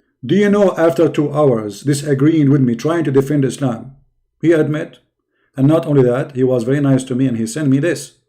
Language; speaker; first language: English; non-native, fluent; Arabic